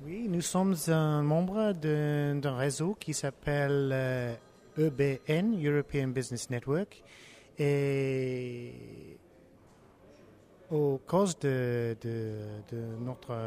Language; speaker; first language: French; non-native, learner; English